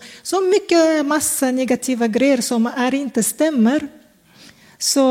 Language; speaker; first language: Swedish; non-native, fluent; Kazakh